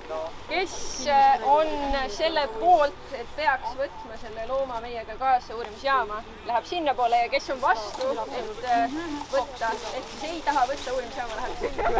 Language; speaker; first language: Estonian; native; Estonian